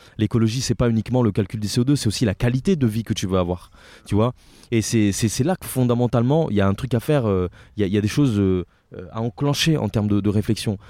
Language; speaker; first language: French; non-native, fluent; Italian